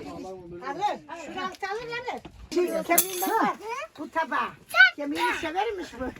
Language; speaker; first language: Turkish; native; Turkish